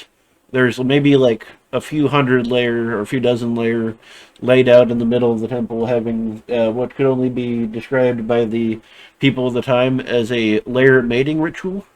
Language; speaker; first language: English; native; English